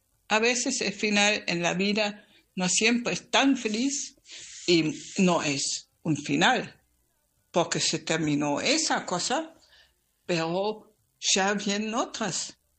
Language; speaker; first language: Spanish; non-native, fluent; German